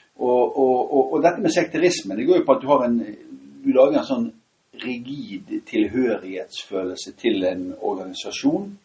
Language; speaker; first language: Norwegian; native; Norwegian